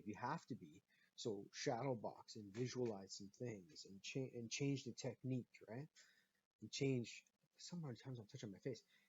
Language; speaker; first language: English; native; English